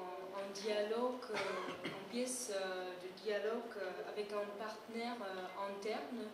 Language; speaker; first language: French; non-native, fluent; Czech